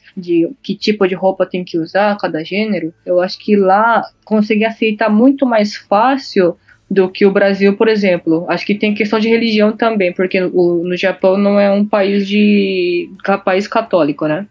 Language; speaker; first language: Portuguese; early bilingual, other home language; Japanese